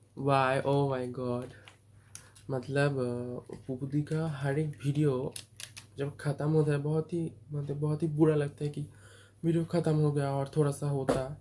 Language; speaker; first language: Hindi; non-native, local second language; Bangla